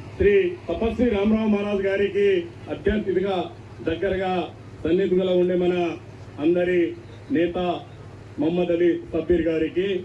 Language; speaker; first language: Telugu; non-native, local second language; Lambadi